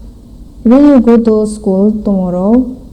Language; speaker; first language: English; non-native, fluent; Indonesian